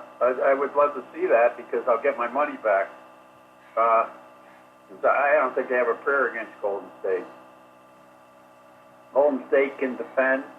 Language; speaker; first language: English; native; English